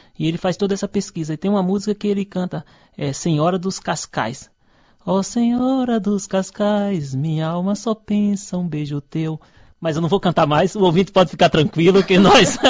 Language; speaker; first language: Portuguese; native; Portuguese